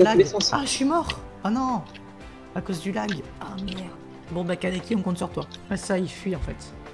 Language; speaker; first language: French; native; French